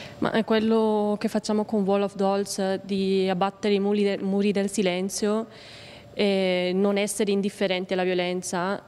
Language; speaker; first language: Italian; early bilingual, other home language; Punjabi